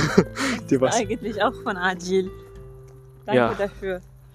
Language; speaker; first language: German; non-native, learner; Arabic